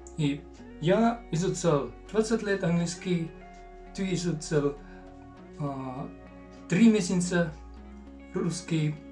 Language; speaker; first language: Russian; non-native, learner; Finnish